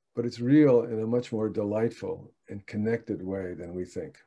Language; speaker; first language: English; native; English